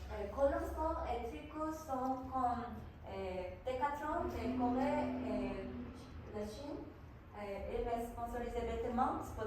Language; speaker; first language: French; non-native, learner; Korean